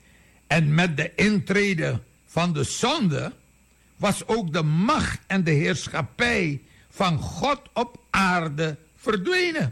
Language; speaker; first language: Dutch; native; Dutch